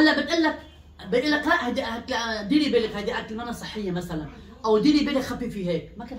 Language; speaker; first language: Arabic; native; Arabic